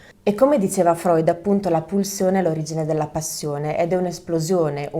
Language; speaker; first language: Italian; native; Italian